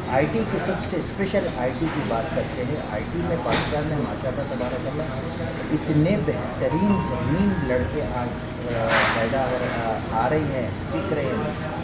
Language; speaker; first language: Urdu; non-native, fluent; Arabic